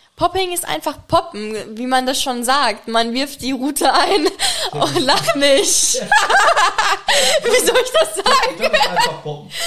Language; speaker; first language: German; non-native, fluent; Czech